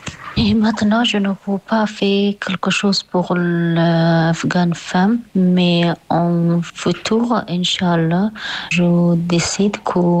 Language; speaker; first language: French; non-native, learner; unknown